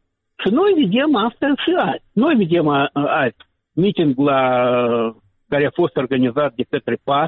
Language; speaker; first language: Romanian; non-native, local second language; Russian